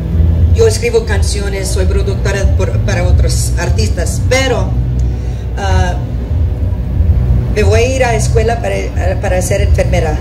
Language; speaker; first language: Spanish; early bilingual, heritage; English